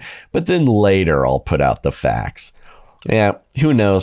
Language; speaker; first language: English; native; English